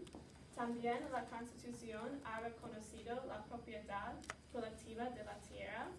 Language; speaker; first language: Spanish; non-native, learner; English